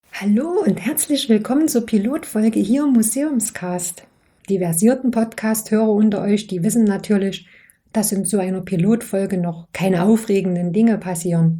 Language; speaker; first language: German; native; German